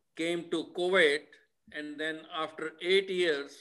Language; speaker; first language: English; non-native, local second language; Punjabi